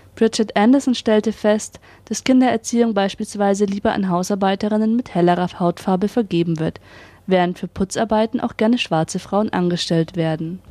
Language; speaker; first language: German; native; German